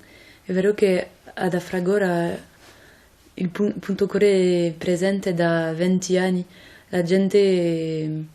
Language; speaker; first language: Italian; non-native, fluent; French